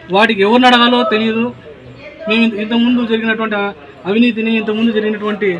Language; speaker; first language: Telugu; native; Telugu